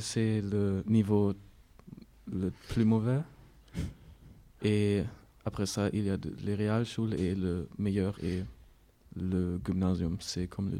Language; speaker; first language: French; non-native, learner; German